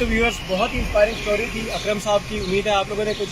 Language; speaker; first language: Urdu; native; Urdu